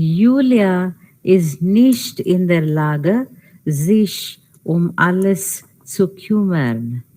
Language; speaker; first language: German; non-native, fluent; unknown